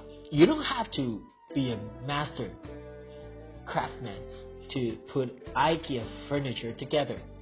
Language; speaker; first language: English; non-native, fluent; Chinese